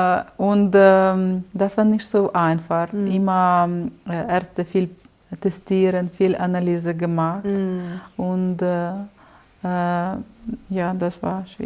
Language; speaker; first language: German; non-native, learner; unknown